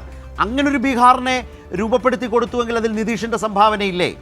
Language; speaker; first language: Malayalam; native; Malayalam